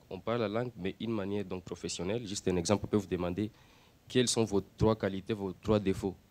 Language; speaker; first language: French; non-native, local second language; Swahili